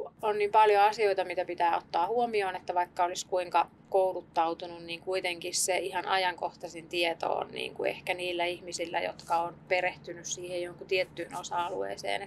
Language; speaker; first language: Finnish; native; Finnish